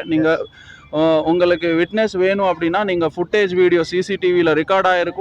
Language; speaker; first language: Tamil; native; Tamil